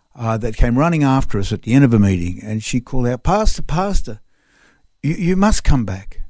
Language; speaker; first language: English; non-native, local second language; French